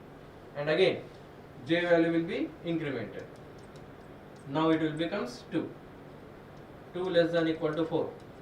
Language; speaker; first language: English; non-native, local second language; Telugu